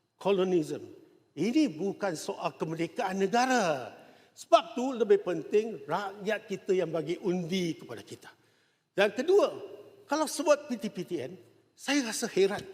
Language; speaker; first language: Malay; non-native, local second language; Chinese